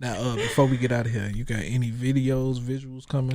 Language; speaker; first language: English; native; English